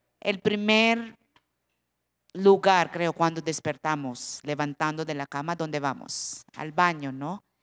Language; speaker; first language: Spanish; non-native, fluent; Filipino